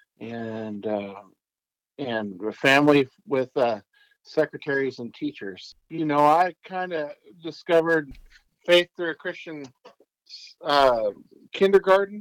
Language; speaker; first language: English; native; English